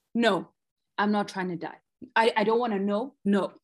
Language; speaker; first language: English; non-native, local second language; Zulu